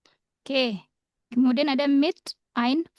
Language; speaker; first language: German; non-native, fluent; Indonesian